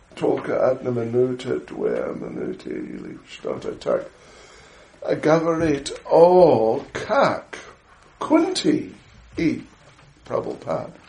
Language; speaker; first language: Russian; non-native, learner; English